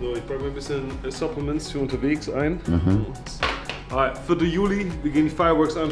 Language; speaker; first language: German; native; German